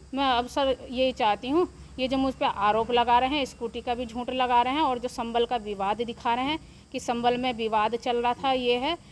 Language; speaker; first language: Hindi; native; Hindi